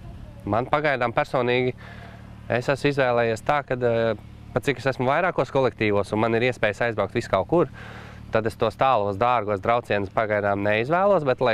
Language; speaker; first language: Latvian; native; Latvian